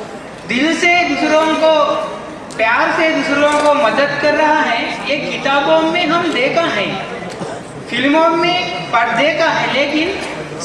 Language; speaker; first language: Hindi; non-native, learner; Sinhala